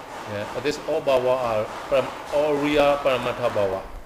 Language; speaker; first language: English; non-native, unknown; Burmese